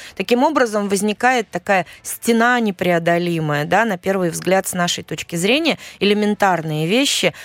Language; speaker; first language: Russian; native; Russian